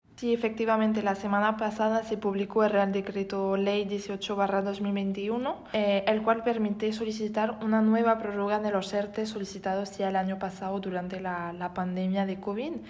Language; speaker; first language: Spanish; non-native, fluent; French